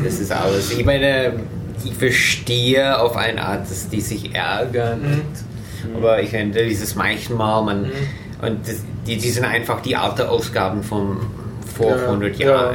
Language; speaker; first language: German; native; German